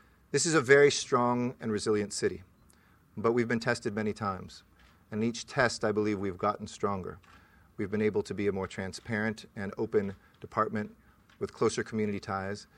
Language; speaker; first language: English; native; English